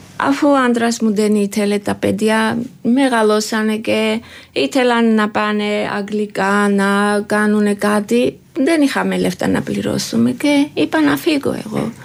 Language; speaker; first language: Greek; non-native, learner; Georgian